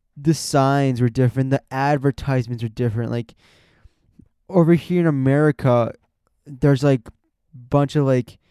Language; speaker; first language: English; early bilingual, other home language; Spanish